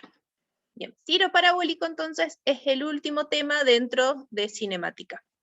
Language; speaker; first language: Spanish; native; Spanish